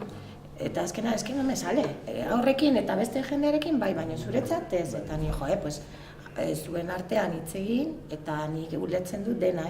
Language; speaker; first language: Basque; non-native, learner; French